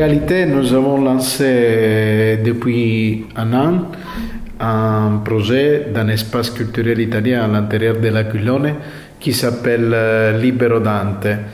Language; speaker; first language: French; non-native, fluent; Italian